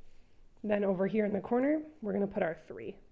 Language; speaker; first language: English; native; English